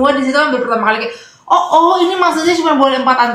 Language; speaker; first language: Indonesian; native; Indonesian